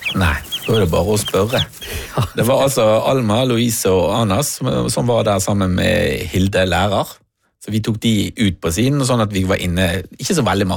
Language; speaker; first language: Norwegian; native; Norwegian